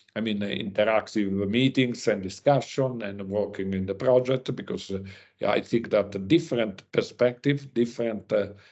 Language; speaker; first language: English; non-native, learner; Italian